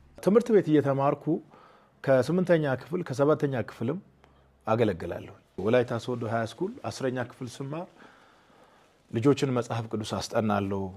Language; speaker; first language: Amharic; non-native, local second language; Wolaytta